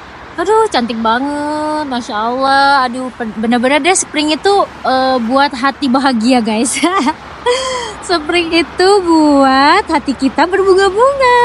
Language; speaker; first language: Indonesian; native; Indonesian